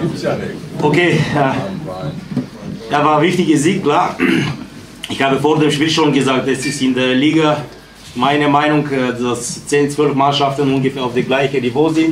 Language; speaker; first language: German; non-native, fluent; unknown